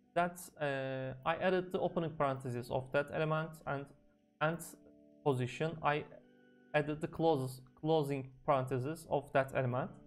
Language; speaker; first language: English; non-native, fluent; Turkish